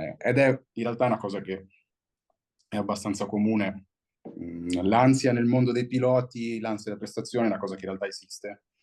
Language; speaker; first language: Italian; early bilingual, heritage; Italian